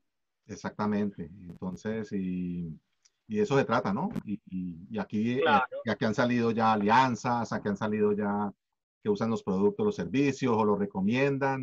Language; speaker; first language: Spanish; native; Spanish